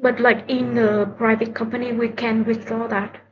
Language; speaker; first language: English; non-native, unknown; Vietnamese